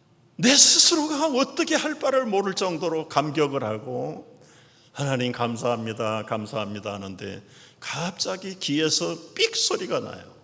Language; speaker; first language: Korean; native; Korean